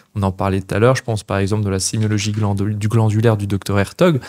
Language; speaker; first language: French; native; French